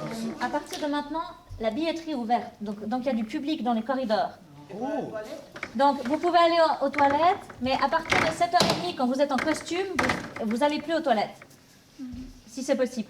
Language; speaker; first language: French; native; French